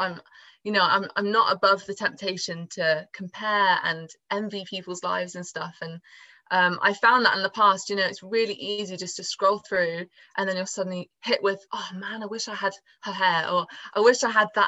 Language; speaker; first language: English; native; English